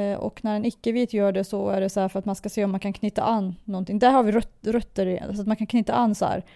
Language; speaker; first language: Swedish; early bilingual, other home language; Persian